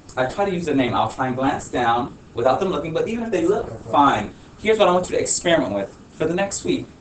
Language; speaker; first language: English; early bilingual, other home language; Spanish